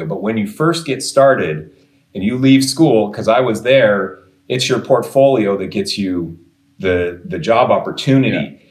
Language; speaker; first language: English; native; English